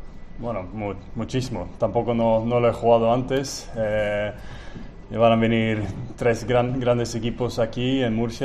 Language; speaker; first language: Spanish; non-native, fluent; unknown